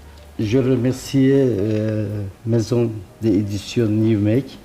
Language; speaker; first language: French; non-native, learner; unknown